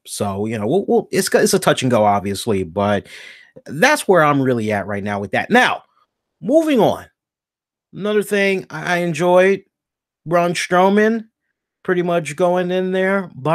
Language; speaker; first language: English; native; English